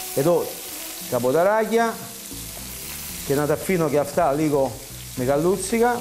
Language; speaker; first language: Greek; non-native, learner; Italian